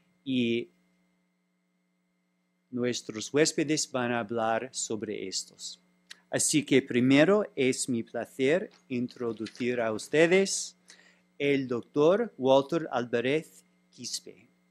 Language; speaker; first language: Spanish; non-native, fluent; English